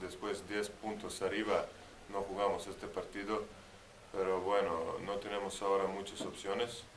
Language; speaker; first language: Spanish; non-native, learner; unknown